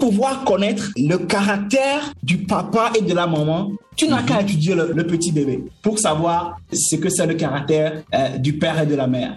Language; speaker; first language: French; non-native, local second language; Ewe